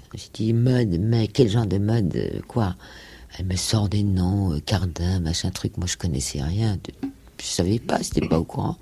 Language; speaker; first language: French; non-native, fluent; Danish